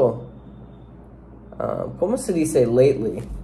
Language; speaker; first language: Spanish; non-native, learner; English